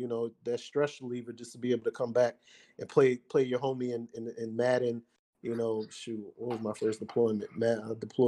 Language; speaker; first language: English; native; English